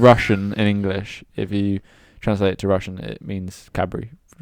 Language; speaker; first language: English; native; English